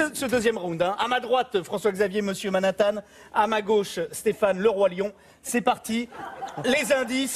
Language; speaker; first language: French; native; French